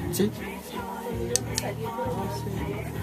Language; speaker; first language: Spanish; native; Spanish